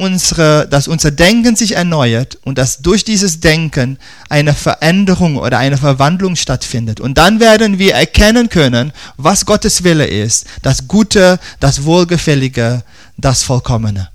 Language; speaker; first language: German; non-native, fluent; Dutch